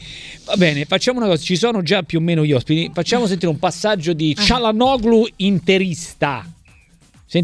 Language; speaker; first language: Italian; native; Italian